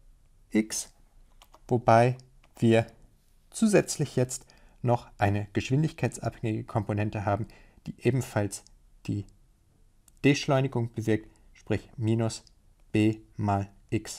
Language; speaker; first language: German; native; German